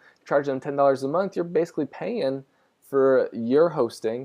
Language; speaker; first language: English; native; English